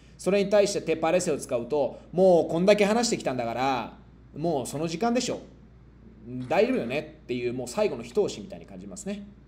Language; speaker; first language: Japanese; native; Japanese